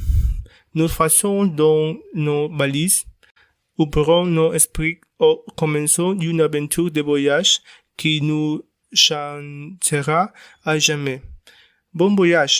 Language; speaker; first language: French; non-native, learner; Spanish